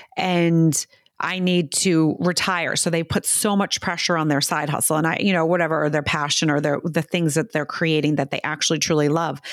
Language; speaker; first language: English; native; English